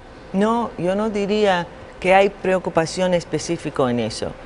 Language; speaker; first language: Spanish; non-native, fluent; English